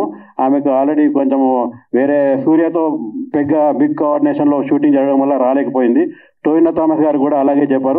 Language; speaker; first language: Telugu; native; Telugu